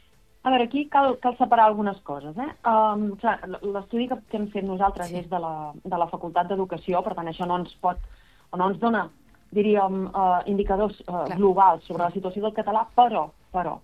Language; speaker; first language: Catalan; native; Catalan